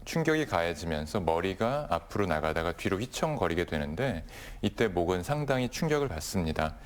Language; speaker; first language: Korean; native; Korean